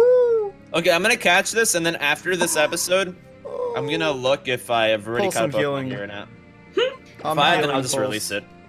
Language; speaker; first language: English; native; English